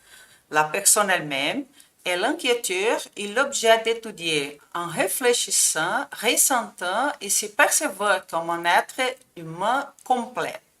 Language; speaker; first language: French; non-native, fluent; Portuguese